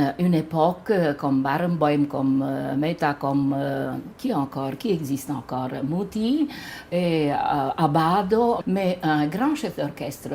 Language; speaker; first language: French; non-native, fluent; Romanian